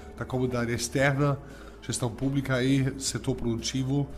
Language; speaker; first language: Portuguese; non-native, fluent; German